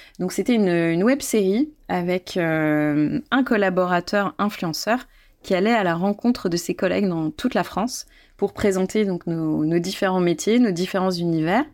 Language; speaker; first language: French; native; French